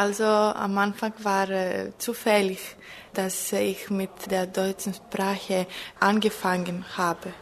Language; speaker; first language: German; non-native, fluent; Greek